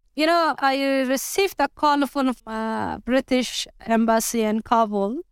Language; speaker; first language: English; non-native, learner; Persian